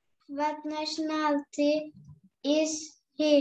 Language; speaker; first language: English; non-native, learner; Turkish